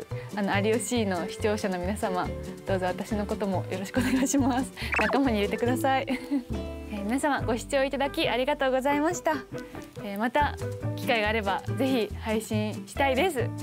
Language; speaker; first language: Japanese; native; Japanese